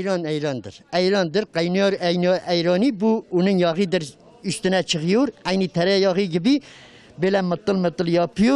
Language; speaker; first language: Turkish; non-native, local second language; Kurdish